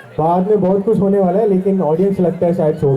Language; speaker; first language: Hindi; non-native, local second language; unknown